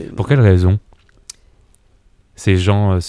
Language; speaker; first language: French; native; French